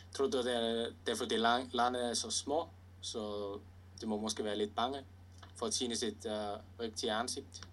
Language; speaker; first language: Swedish; non-native, learner; Icelandic